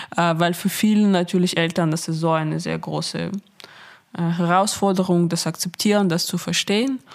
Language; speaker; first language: German; non-native, fluent; Russian